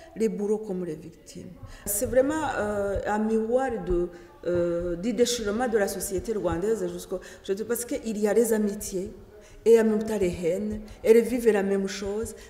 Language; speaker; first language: French; non-native, local second language; Kinyarwanda